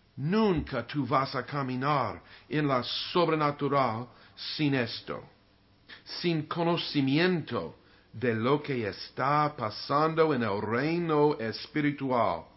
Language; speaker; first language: Spanish; non-native, learner; English